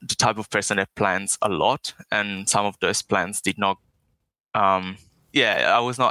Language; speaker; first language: English; non-native, fluent; Italian